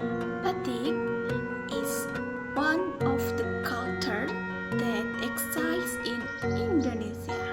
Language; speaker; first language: English; non-native, fluent; Indonesian